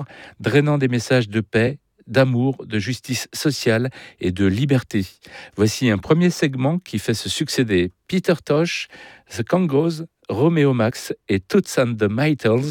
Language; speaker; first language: French; native; French